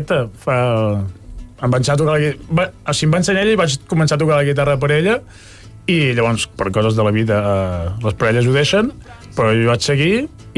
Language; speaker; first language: Catalan; native; Catalan